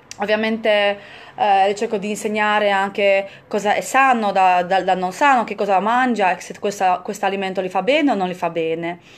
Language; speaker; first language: Italian; non-native, fluent; Polish